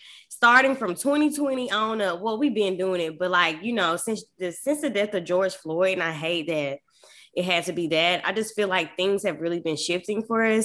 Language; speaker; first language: English; native; English